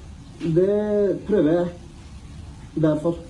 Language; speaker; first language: Norwegian; non-native, fluent; Urdu